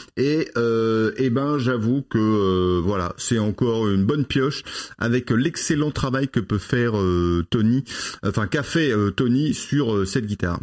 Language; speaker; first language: French; native; French